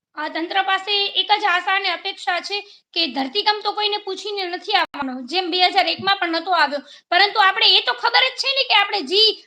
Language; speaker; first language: Gujarati; native; Gujarati